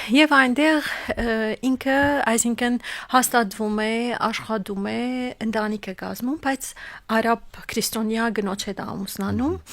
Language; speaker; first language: Armenian; early bilingual, heritage; Armenian